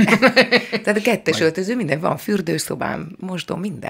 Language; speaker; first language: Hungarian; native; Hungarian